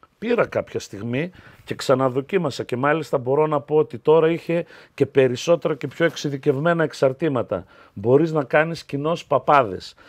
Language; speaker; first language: Greek; native; Greek